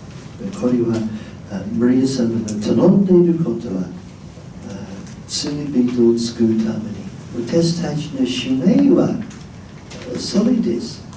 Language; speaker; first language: Japanese; non-native, fluent; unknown